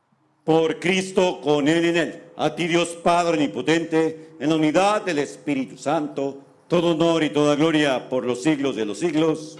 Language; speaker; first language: Spanish; native; Spanish